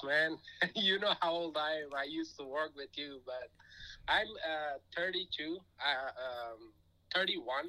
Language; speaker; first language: English; non-native, fluent; Persian